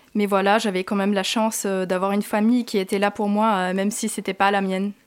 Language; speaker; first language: French; non-native, fluent; German